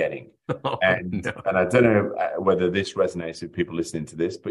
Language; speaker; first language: English; native; English